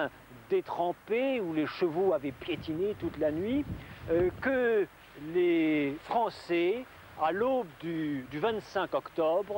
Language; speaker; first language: French; native; French